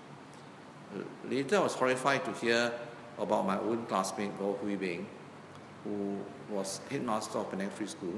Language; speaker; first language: English; non-native, local second language; Min Nan Chinese